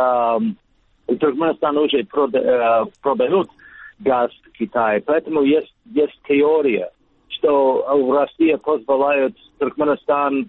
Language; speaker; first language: Russian; non-native, learner; English